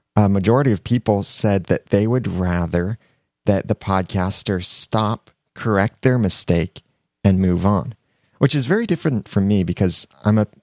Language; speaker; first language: English; native; English